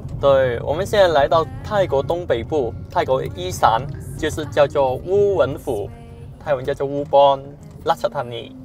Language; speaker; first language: Chinese; native; Chinese